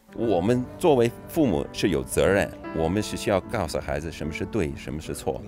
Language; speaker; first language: Chinese; non-native, fluent; English